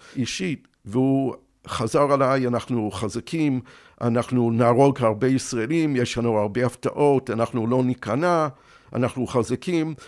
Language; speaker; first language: Hebrew; non-native, fluent; English